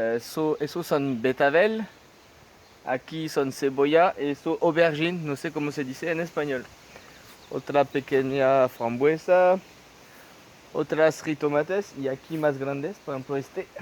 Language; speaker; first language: Spanish; non-native, fluent; French